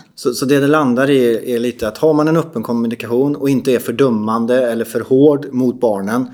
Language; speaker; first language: Swedish; native; Swedish